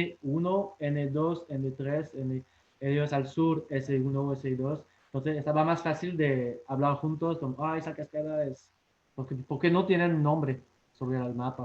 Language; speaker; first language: Spanish; non-native, fluent; French